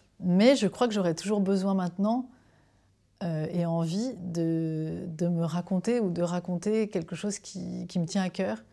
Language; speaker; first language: French; native; French